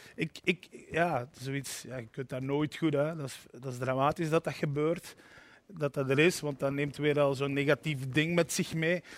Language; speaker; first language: Dutch; native; Dutch